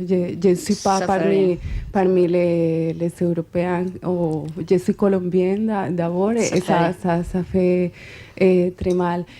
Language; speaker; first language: French; non-native, fluent; Spanish